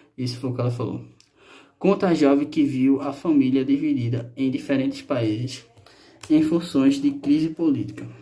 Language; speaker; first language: Portuguese; non-native, fluent; Spanish